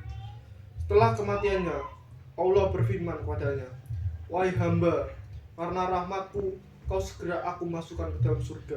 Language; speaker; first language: Indonesian; native; Indonesian